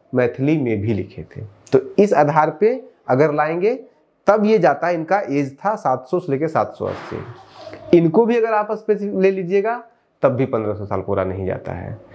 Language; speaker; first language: Hindi; native; Hindi